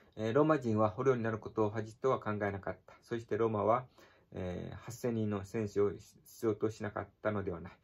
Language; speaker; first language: Japanese; native; Japanese